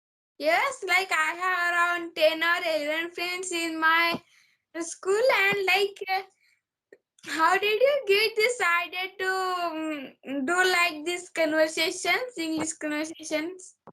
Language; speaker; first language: English; non-native, learner; Marathi